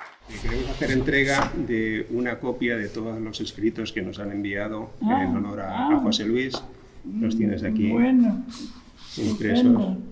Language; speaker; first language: Spanish; native; Spanish